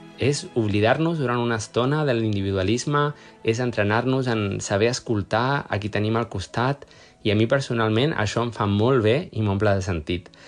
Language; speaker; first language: Catalan; early bilingual, other home language; Spanish